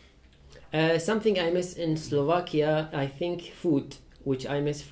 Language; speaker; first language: English; non-native, fluent; Persian